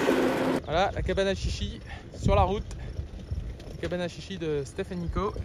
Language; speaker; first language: French; native; French